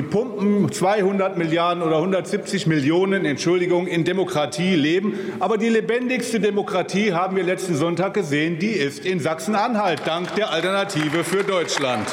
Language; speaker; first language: German; native; German